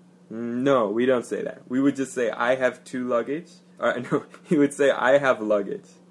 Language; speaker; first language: English; native; English